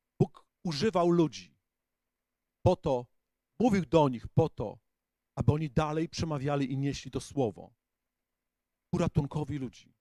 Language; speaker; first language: Polish; native; Polish